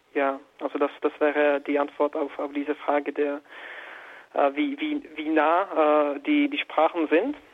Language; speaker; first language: German; non-native, fluent; Czech